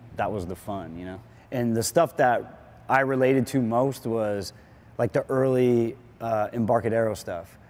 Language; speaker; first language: English; native; English